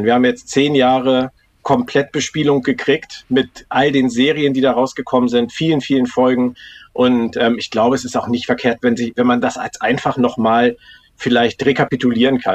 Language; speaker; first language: German; native; German